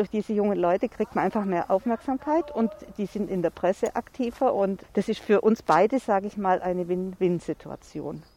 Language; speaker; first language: German; native; German